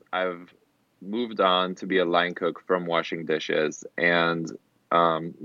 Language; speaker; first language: English; non-native, fluent; German